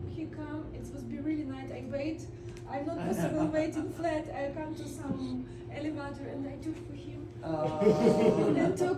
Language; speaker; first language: English; non-native, learner; Russian